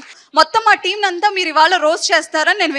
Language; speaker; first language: Telugu; native; Telugu